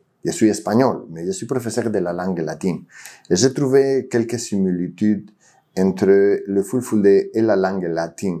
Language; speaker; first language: French; non-native, fluent; Spanish